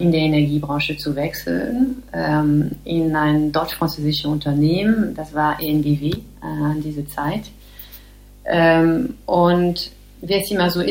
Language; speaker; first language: German; non-native, fluent; French